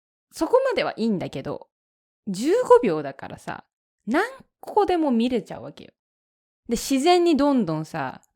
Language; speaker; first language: Japanese; native; Japanese